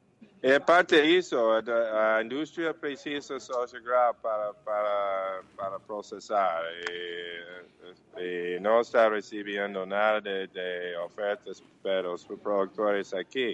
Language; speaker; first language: Portuguese; non-native, fluent; English